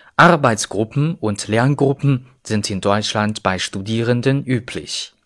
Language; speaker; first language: German; non-native, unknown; Chinese